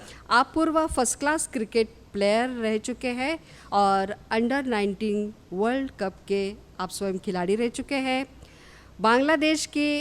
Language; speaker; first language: Hindi; native; Hindi